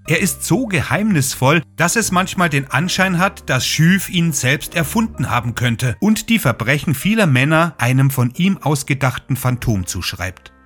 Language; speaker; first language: German; native; German